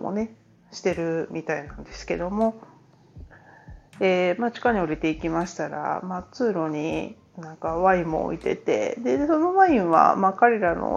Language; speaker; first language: Japanese; native; Japanese